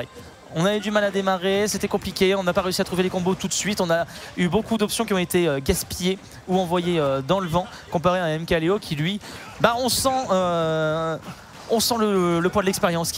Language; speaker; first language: French; native; French